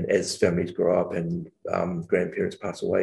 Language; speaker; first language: English; native; English